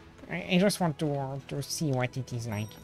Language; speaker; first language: English; non-native, fluent; French